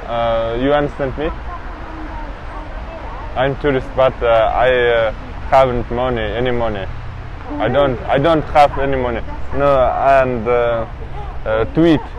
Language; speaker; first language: English; non-native, learner; Kazakh